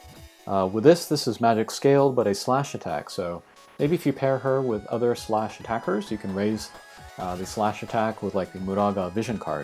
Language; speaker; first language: English; native; English